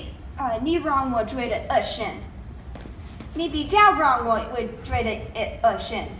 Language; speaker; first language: Chinese; non-native, learner; English